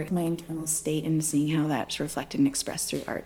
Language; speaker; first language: English; native; English